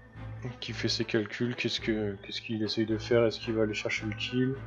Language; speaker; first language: French; native; French